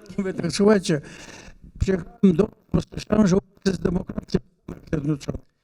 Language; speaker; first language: Polish; native; Polish